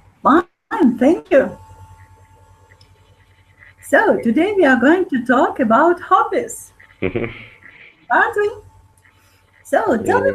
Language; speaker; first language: English; non-native, fluent; Russian